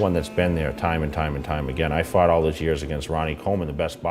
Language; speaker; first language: English; native; English